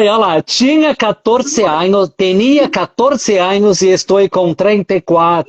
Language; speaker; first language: Spanish; non-native, fluent; Portuguese